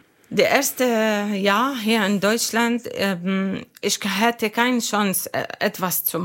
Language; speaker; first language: German; non-native, learner; Arabic